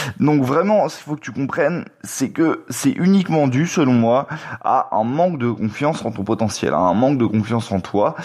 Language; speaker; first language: French; native; French